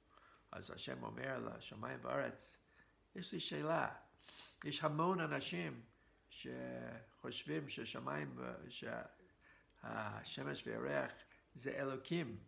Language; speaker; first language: Hebrew; non-native, fluent; English